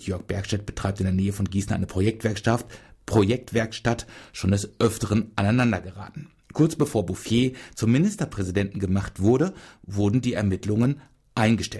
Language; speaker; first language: German; native; German